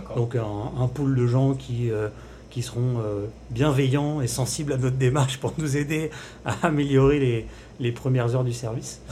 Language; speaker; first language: French; native; French